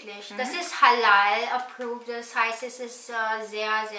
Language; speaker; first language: German; non-native, learner; Filipino